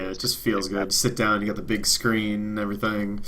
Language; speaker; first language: English; native; English